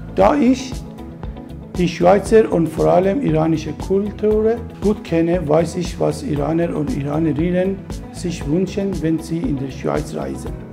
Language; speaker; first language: German; non-native, fluent; Persian